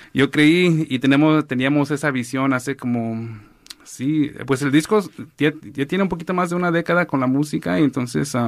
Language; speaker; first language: Spanish; early bilingual, heritage; Spanish